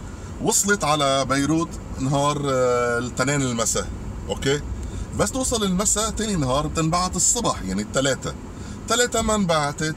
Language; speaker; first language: Arabic; native; Arabic